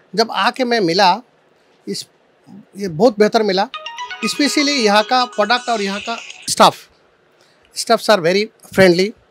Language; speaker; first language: Hindi; non-native, local second language; Assamese